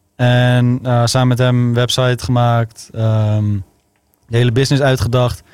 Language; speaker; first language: Dutch; native; Dutch